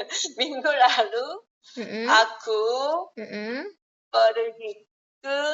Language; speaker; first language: Indonesian; non-native, learner; Korean